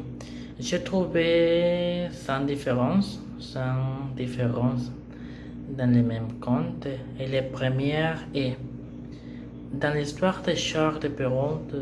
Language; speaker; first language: French; non-native, learner; Spanish